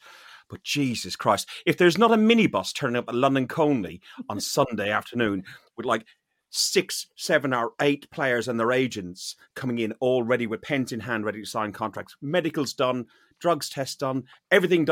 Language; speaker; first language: English; native; English